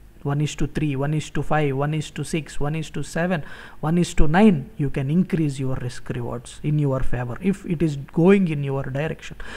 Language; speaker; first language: English; non-native, local second language; Telugu